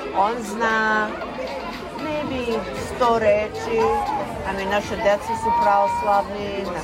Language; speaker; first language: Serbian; early bilingual, heritage; Serbian